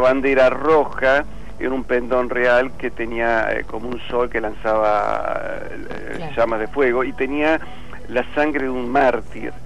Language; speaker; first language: Spanish; native; Spanish